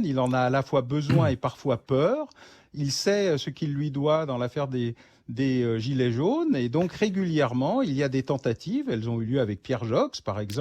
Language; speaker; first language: French; native; French